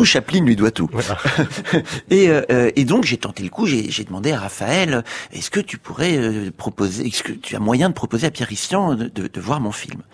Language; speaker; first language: French; native; French